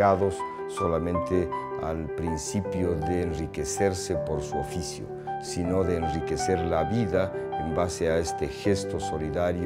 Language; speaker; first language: Spanish; native; Spanish